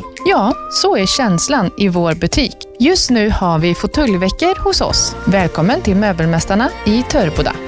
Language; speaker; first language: Swedish; native; Swedish